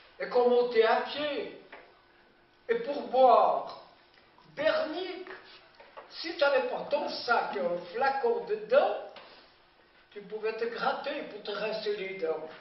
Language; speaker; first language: French; native; French